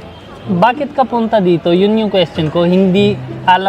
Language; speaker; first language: Filipino; non-native, learner; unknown